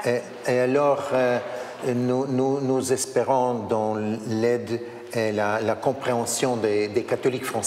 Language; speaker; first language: French; non-native, learner; Ukrainian